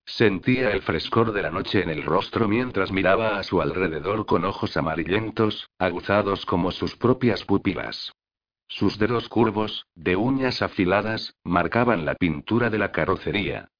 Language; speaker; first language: Spanish; native; Spanish